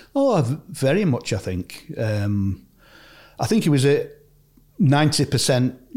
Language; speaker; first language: English; native; English